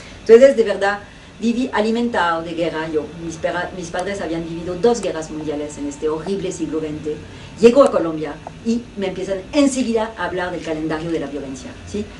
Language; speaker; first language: Spanish; non-native, fluent; French